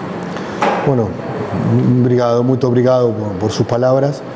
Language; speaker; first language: Portuguese; non-native, learner; Spanish